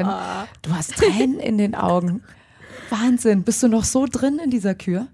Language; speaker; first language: German; native; German